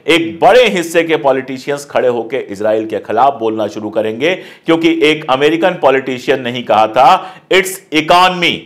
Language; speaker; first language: Hindi; native; Hindi